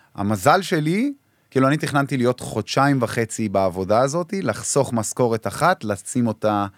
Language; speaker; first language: Hebrew; early bilingual, other home language; Arabic